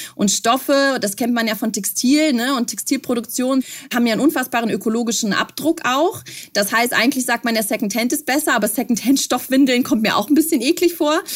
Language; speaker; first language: German; early bilingual, other home language; Russian